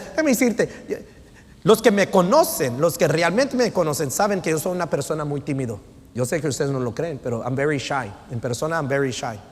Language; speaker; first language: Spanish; non-native, fluent; English